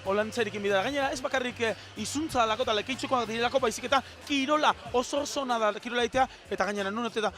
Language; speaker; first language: Basque; native; Basque